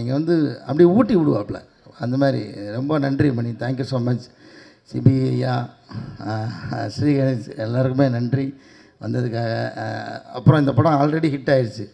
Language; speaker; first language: Tamil; native; Tamil